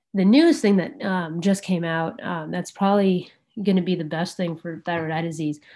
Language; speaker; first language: English; native; English